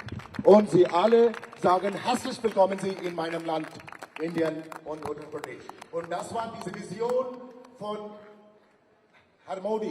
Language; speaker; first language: German; non-native, learner; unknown